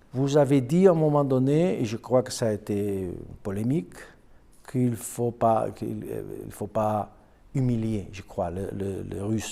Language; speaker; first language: French; non-native, fluent; Spanish